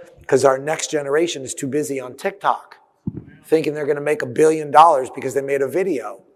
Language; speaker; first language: English; early bilingual, other home language; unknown